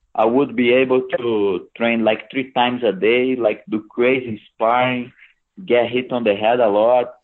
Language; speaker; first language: English; non-native, fluent; Portuguese